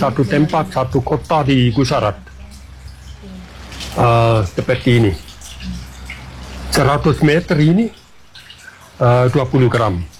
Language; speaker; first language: Indonesian; non-native, fluent; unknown